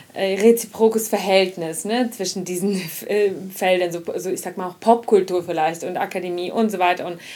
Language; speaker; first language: German; non-native, fluent; Ukrainian